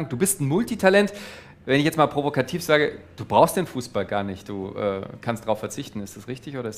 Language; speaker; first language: German; native; German